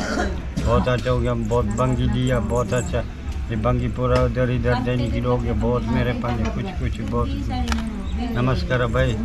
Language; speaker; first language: Hindi; non-native, learner; Tibetan